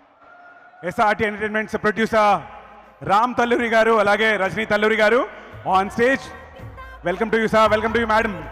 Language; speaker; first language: Telugu; native; Telugu